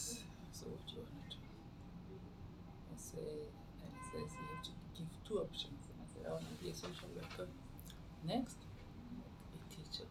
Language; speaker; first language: English; non-native, local second language; Tswana